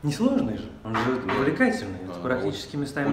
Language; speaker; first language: Russian; native; Russian